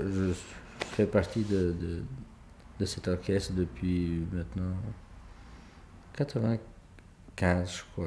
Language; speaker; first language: French; non-native, fluent; Albanian